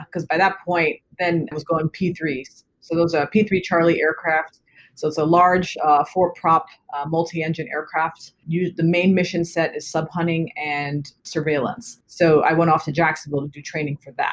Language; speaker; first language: English; native; English